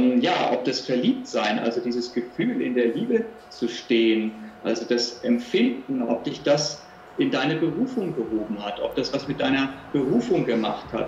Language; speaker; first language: German; native; German